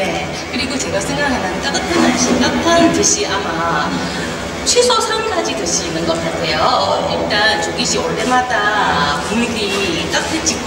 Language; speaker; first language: Korean; non-native, learner; Chinese